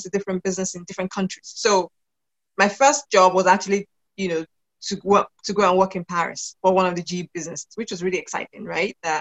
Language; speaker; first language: English; non-native, local second language; Yoruba